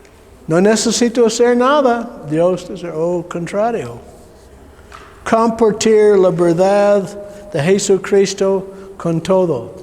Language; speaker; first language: Spanish; non-native, learner; English